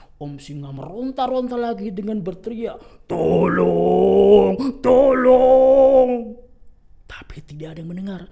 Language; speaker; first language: Indonesian; native; Indonesian